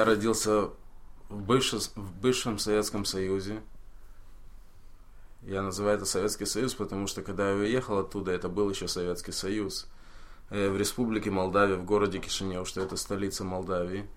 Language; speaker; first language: Russian; early bilingual, heritage; Russian